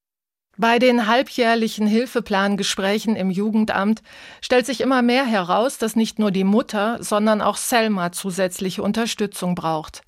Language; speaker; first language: German; native; German